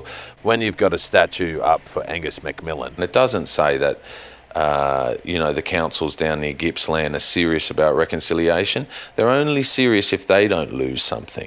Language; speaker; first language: English; native; English